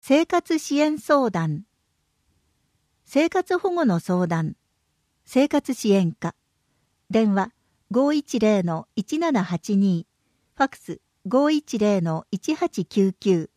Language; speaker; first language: Japanese; native; Japanese